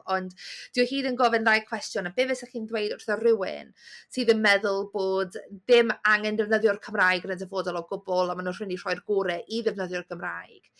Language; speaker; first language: Welsh; native; Welsh